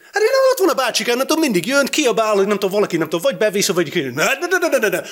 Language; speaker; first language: Hungarian; non-native, fluent; English